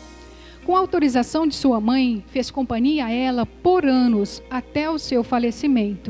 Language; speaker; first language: Portuguese; native; Portuguese